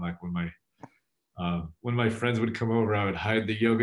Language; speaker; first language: English; native; English